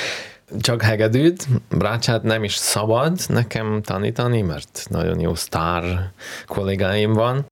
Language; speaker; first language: Hungarian; non-native, learner; Russian